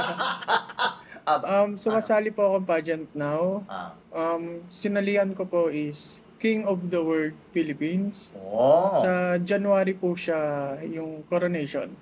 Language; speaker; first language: Filipino; native; Filipino